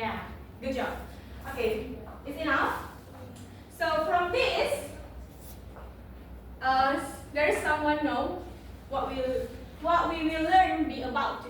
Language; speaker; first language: English; non-native, learner; Indonesian